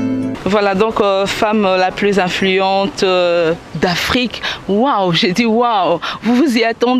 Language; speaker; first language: French; non-native, local second language; Lingala